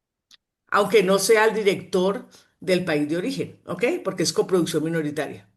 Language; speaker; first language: Spanish; native; Spanish